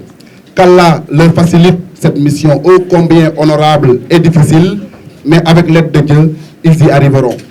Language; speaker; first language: French; non-native, local second language; Wolof